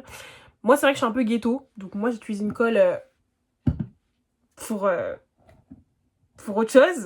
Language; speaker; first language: French; native; French